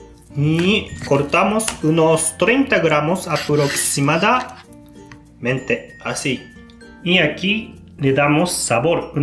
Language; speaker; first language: Spanish; non-native, learner; Japanese